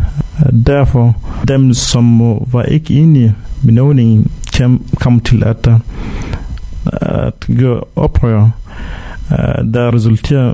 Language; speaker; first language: Danish; non-native, fluent; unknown